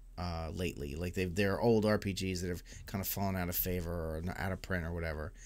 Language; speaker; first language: English; native; English